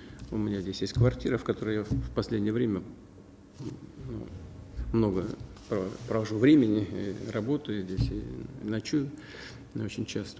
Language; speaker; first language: Russian; native; Russian